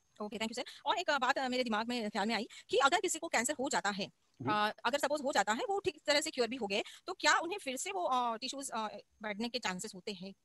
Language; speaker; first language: Hindi; non-native, local second language; Marathi